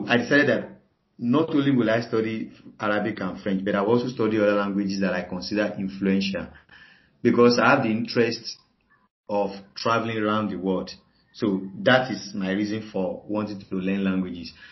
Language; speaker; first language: English; non-native, local second language; Yoruba